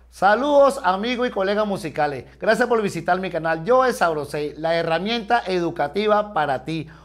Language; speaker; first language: Spanish; native; Spanish